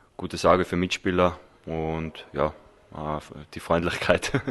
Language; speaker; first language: German; native; German